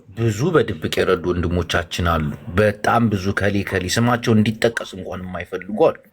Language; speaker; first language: Amharic; non-native, local second language; Tigrinya